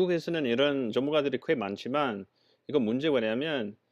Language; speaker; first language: Korean; non-native, fluent; English